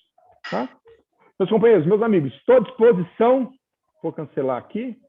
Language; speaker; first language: Portuguese; native; Portuguese